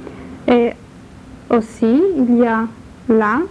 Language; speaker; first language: French; non-native, learner; Polish